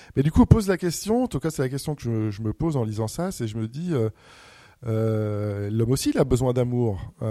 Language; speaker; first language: French; native; French